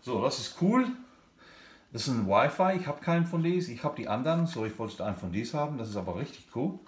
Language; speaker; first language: German; non-native, learner; English